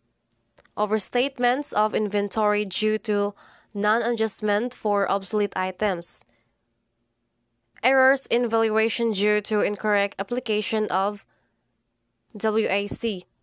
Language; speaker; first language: English; non-native, local second language; Cebuano